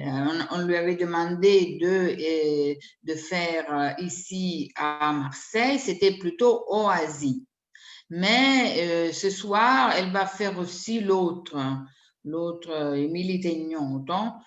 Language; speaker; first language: French; non-native, fluent; Italian